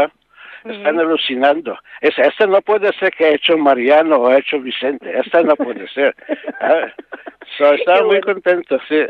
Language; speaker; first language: Spanish; non-native, learner; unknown